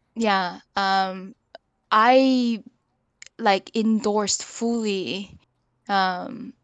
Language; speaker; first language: English; early bilingual, other home language; Korean